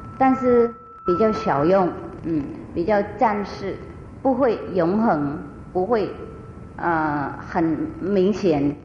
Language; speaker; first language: Chinese; non-native, fluent; Vietnamese